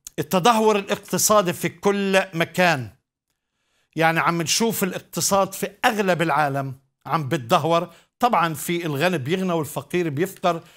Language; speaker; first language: Arabic; native; Arabic